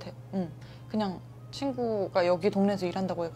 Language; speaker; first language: Korean; native; Korean